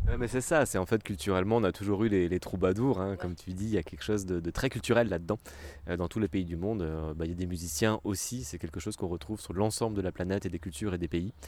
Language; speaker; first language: French; native; French